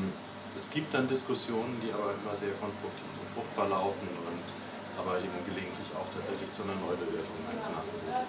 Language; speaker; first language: German; native; German